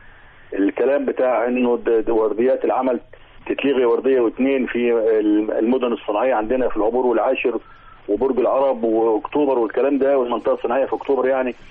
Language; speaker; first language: Arabic; native; Arabic